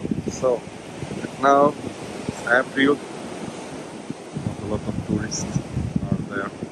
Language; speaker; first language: English; non-native, learner; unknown